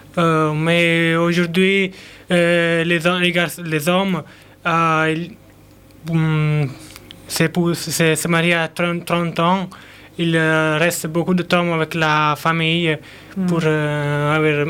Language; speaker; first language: French; non-native, learner; Italian